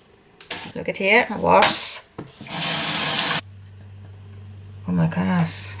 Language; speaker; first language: English; non-native, learner; Indonesian